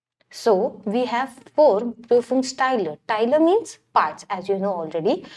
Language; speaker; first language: English; non-native, local second language; Hindi